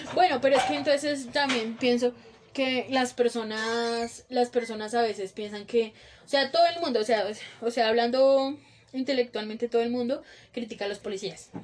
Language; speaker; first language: Spanish; native; Spanish